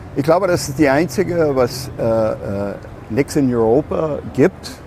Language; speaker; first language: German; non-native, learner; English